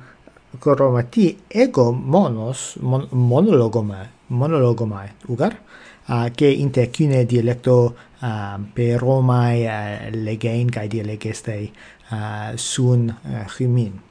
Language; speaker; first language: Greek; non-native, fluent; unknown